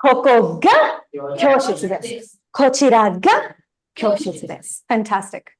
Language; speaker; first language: Japanese; non-native, fluent; Tamil